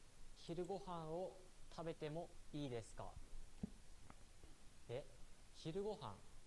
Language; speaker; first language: Japanese; non-native, learner; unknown